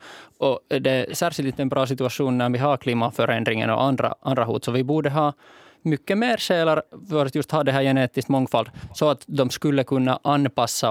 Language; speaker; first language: Swedish; native; Swedish